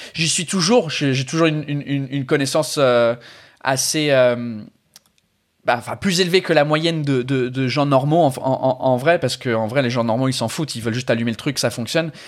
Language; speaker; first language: French; non-native, fluent; English